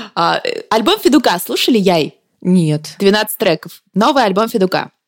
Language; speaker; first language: Russian; native; Russian